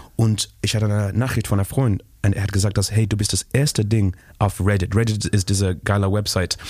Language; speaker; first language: German; non-native, learner; Shona